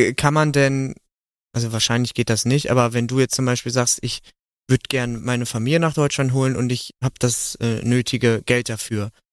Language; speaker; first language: German; native; German